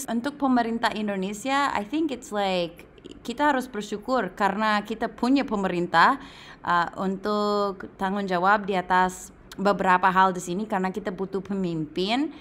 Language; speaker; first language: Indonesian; non-native, fluent; English